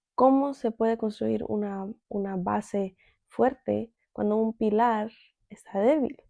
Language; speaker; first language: Spanish; early bilingual, heritage; Spanish